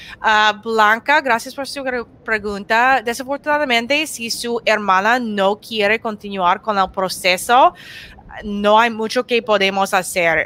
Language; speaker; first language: Spanish; non-native, learner; English